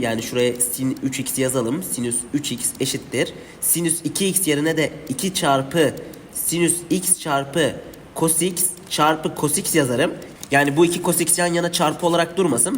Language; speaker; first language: Turkish; native; Turkish